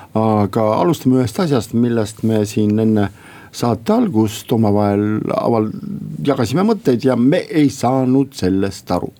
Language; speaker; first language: Estonian; non-native, local second language; Russian